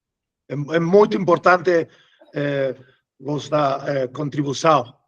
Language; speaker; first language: Portuguese; non-native, learner; Spanish